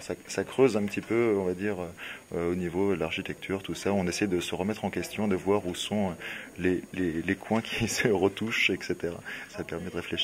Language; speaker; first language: French; native; French